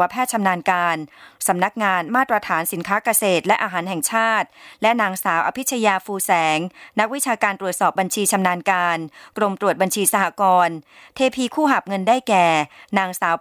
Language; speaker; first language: Thai; native; Thai